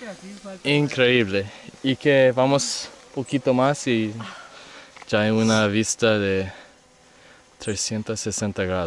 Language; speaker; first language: Spanish; non-native, learner; English